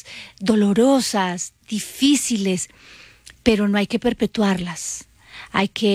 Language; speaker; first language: Spanish; native; Spanish